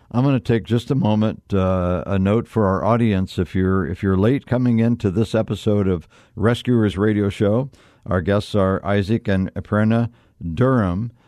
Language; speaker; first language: English; native; English